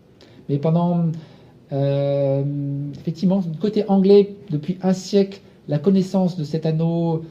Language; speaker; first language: French; native; French